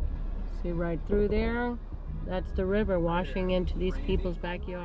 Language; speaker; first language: English; native; English